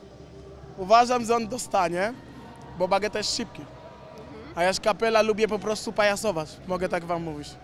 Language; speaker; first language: Polish; non-native, learner; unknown